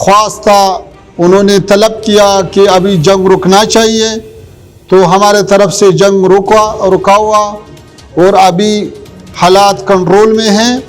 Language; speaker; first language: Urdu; non-native, fluent; Pashto